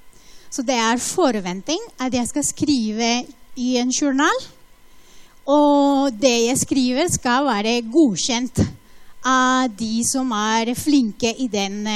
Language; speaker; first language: Norwegian; non-native, fluent; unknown